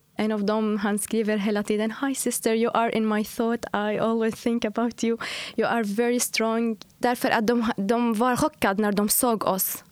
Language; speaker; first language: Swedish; non-native, fluent; Arabic